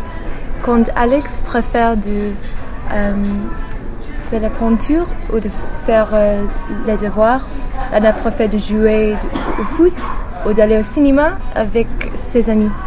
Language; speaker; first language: French; non-native, learner; English